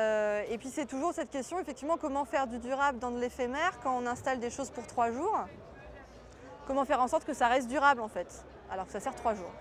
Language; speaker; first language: French; native; French